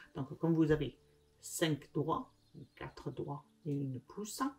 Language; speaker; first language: French; non-native, learner; English